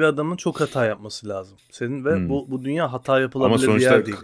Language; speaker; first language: Turkish; native; Turkish